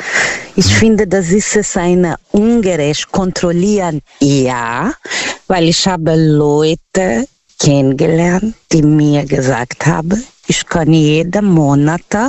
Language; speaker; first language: German; non-native, fluent; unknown